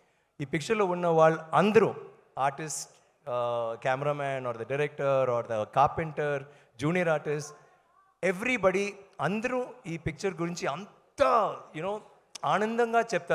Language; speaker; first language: Telugu; non-native, learner; Tamil